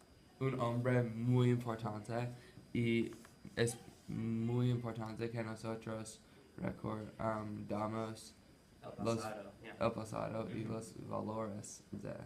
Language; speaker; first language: Spanish; non-native, learner; English